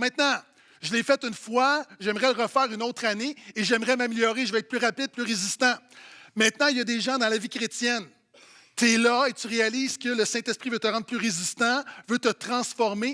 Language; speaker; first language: French; native; French